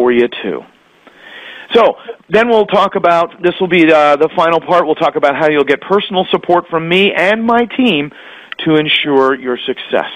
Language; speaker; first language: English; native; English